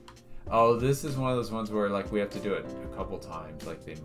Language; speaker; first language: English; native; English